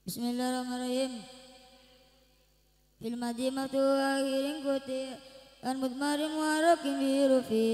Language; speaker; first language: Arabic; non-native, learner; Indonesian